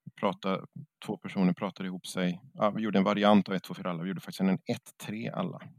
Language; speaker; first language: Swedish; native; Swedish